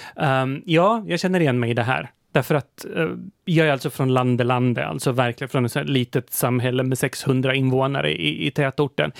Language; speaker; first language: Swedish; native; Swedish